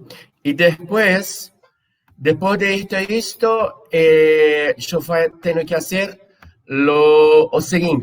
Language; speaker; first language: Spanish; non-native, fluent; Portuguese